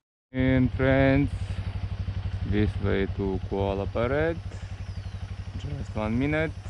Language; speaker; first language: English; non-native, learner; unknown